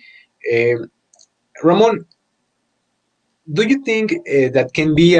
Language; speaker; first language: English; non-native, learner; Spanish